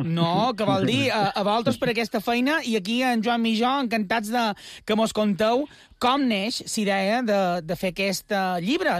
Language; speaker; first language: Catalan; native; Catalan